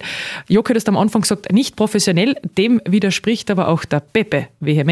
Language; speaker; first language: German; native; German